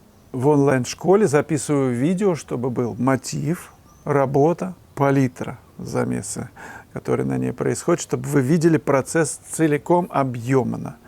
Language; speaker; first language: Russian; native; Russian